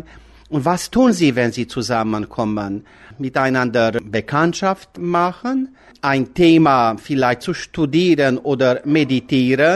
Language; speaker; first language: German; non-native, fluent; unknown